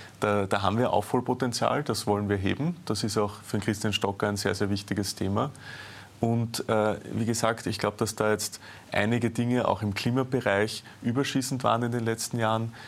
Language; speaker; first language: German; native; German